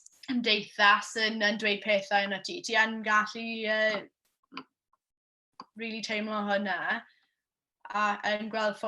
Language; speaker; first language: Welsh; non-native, local second language; English